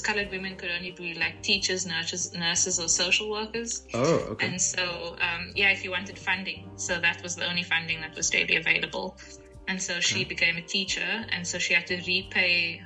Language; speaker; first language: English; native; English